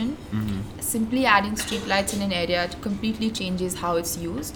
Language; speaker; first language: English; non-native, local second language; Hindi